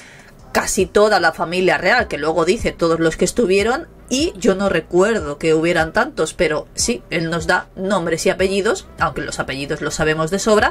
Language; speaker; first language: Spanish; native; Spanish